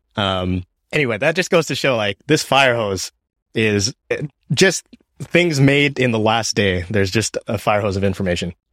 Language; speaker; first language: English; early bilingual, other home language; Japanese